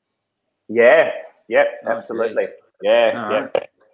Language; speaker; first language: English; native; English